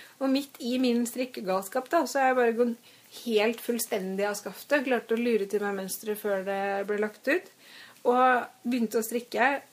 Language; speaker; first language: Norwegian; native; Norwegian